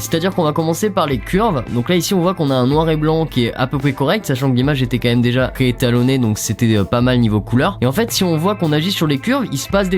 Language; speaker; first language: French; native; French